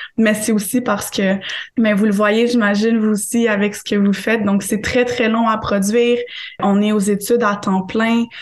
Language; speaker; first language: French; native; French